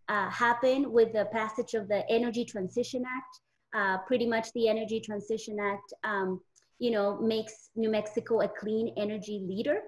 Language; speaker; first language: English; native; English